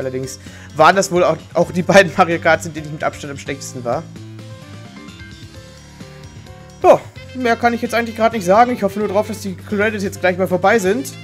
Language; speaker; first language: German; native; German